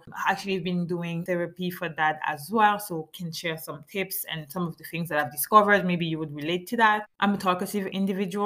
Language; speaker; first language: English; non-native, fluent; French